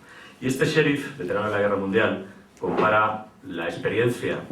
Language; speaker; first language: Spanish; native; Spanish